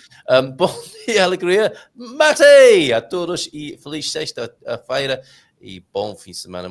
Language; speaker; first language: Portuguese; non-native, learner; English